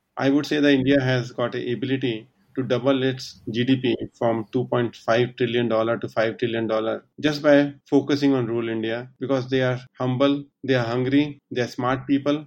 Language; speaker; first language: English; non-native, local second language; Hindi